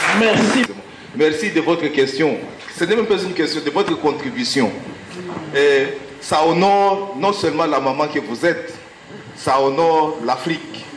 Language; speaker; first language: French; non-native, local second language; Lingala